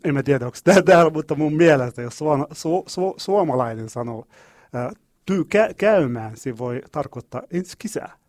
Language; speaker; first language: Finnish; non-native, learner; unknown